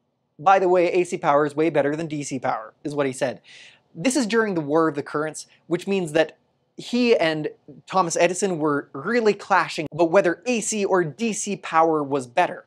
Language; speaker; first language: English; native; English